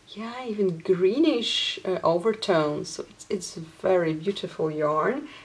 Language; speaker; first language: English; non-native, fluent; Polish